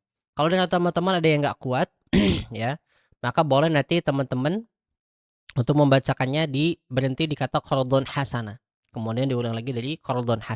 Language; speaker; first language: Indonesian; native; Indonesian